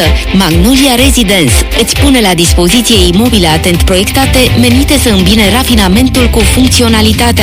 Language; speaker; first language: Romanian; native; Romanian